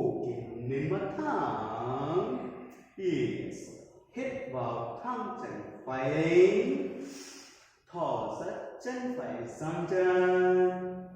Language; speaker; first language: Vietnamese; non-native, learner; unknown